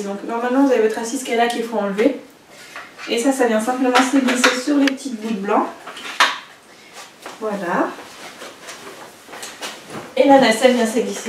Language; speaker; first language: French; native; French